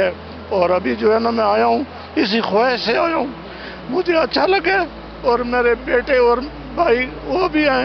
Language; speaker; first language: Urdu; non-native, local second language; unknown